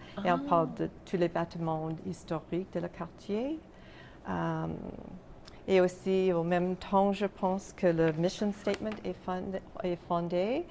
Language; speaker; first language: French; non-native, local second language; English